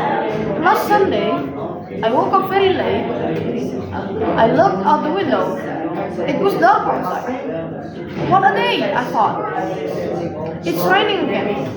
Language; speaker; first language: English; non-native, learner; Indonesian